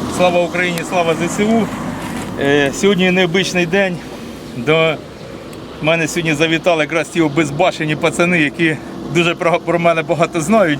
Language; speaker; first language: Ukrainian; native; Ukrainian